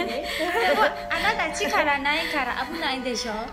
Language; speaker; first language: Japanese; non-native, learner; Burmese